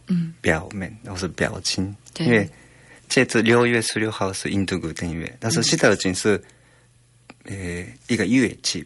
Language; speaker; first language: Chinese; non-native, fluent; Japanese